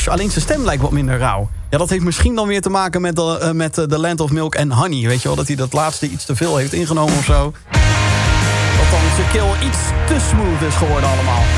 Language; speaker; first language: Dutch; native; Dutch